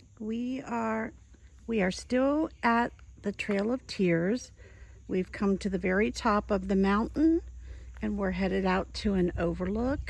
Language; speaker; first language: English; native; English